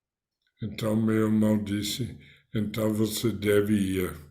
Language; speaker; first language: Portuguese; non-native, fluent; German